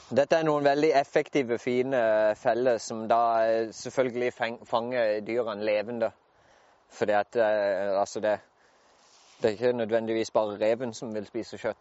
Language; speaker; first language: Norwegian; native; Norwegian